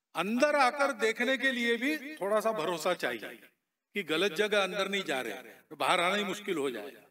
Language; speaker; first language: Hindi; non-native, local second language; Marathi